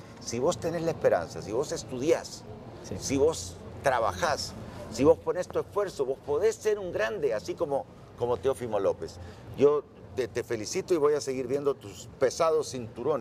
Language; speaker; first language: Spanish; native; Spanish